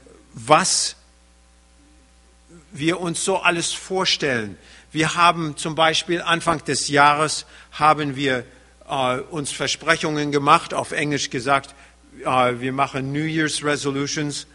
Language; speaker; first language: German; early bilingual, heritage; German